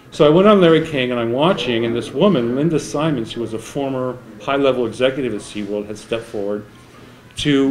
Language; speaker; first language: English; native; English